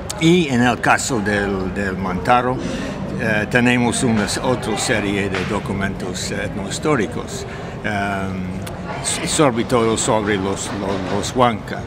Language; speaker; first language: Spanish; non-native, fluent; English